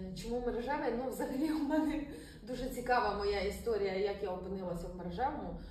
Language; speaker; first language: Ukrainian; non-native, local second language; Russian